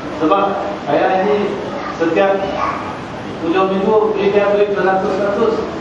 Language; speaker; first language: Malay; non-native, local second language; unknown